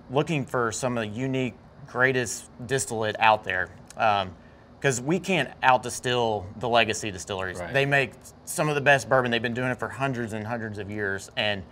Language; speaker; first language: English; native; English